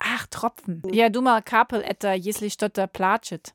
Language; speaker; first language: Russian; non-native, learner; German